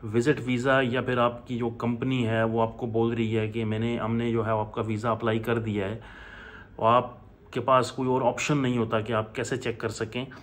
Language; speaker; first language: Urdu; non-native, local second language; Punjabi